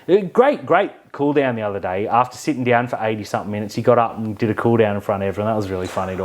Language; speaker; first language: English; native; English